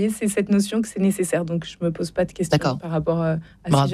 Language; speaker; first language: French; native; French